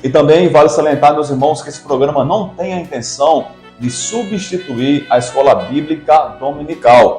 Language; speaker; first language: Portuguese; native; Portuguese